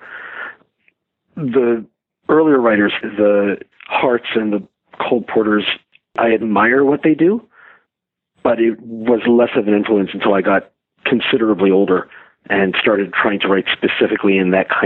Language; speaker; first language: English; native; English